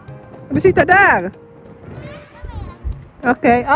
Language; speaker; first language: Swedish; non-native, learner; Filipino